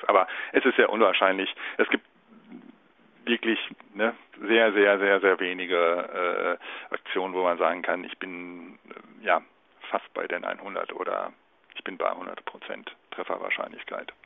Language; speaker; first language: German; native; German